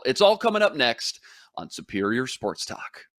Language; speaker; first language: English; native; English